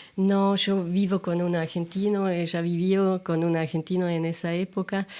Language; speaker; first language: Spanish; non-native, fluent; German